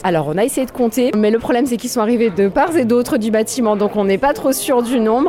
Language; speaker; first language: French; native; French